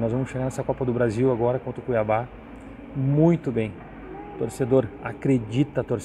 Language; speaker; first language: Portuguese; native; Portuguese